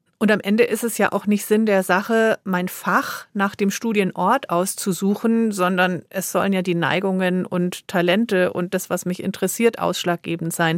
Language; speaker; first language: German; native; German